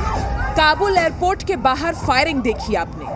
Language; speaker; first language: Hindi; native; Hindi